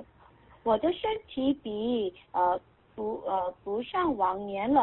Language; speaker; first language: Chinese; non-native, learner; Korean